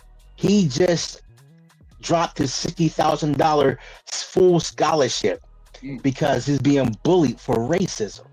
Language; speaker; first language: English; native; English